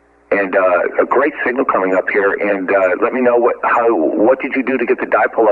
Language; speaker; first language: English; native; English